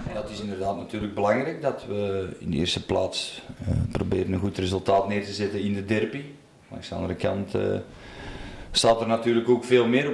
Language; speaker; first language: Dutch; native; Dutch